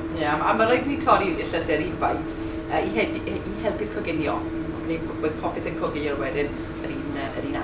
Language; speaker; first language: Welsh; non-native, learner; English